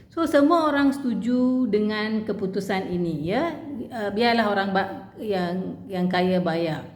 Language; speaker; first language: Malay; non-native, local second language; Tamil